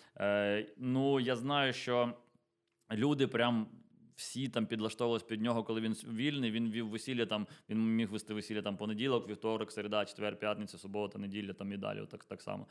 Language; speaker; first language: Ukrainian; native; Ukrainian